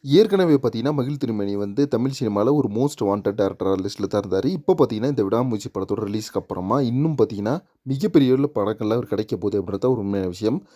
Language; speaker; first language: Tamil; native; Tamil